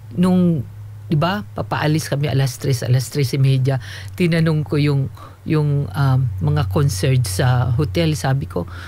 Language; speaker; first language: Filipino; non-native, local second language; Waray